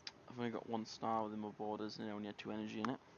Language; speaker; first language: English; native; English